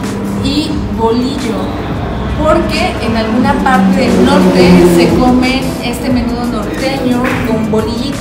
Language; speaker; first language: Spanish; native; Spanish